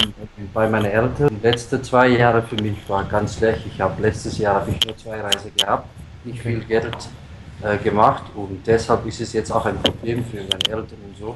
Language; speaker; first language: German; non-native, local second language; Afrikaans